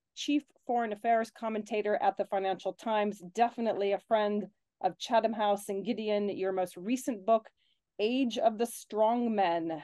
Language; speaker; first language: English; native; English